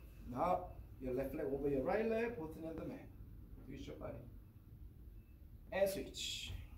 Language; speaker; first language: English; non-native, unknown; Korean